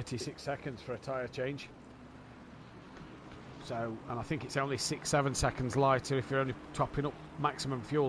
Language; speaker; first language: English; native; English